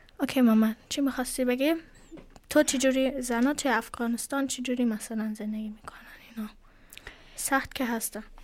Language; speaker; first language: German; early bilingual, other home language; Persian